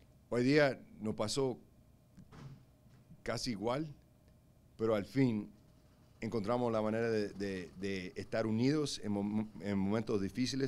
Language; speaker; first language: Spanish; early bilingual, heritage; Spanish